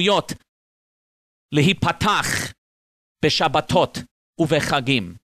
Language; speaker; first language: Hebrew; non-native, fluent; English